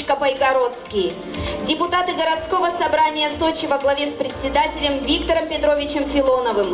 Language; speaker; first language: Russian; native; Russian